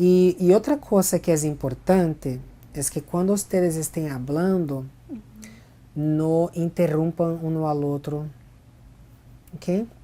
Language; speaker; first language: Spanish; non-native, fluent; Portuguese